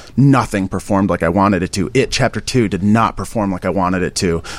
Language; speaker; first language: English; native; English